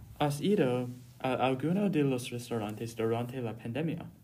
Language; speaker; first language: Spanish; non-native, learner; English